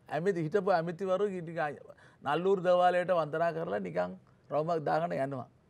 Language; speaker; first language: Sinhala; non-native, local second language; Tamil